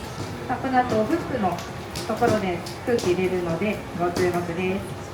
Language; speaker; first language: Japanese; native; Japanese